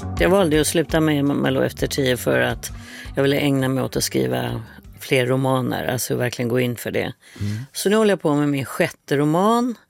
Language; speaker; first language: Swedish; native; Swedish